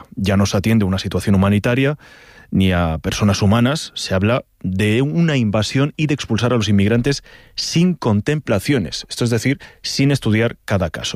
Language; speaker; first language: Spanish; native; Spanish